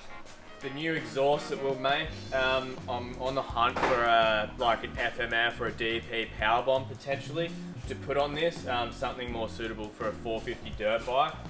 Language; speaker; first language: English; native; English